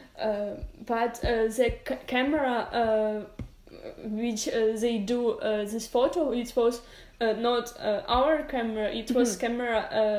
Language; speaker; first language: English; non-native, learner; Ukrainian